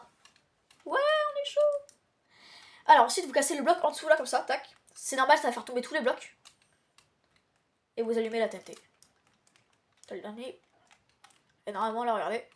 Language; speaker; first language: French; native; French